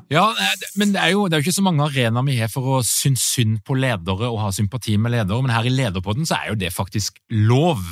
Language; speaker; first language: Norwegian; native; Norwegian